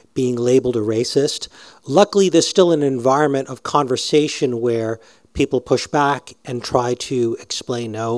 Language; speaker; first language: English; native; English